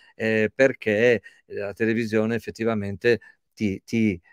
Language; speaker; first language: Italian; native; Italian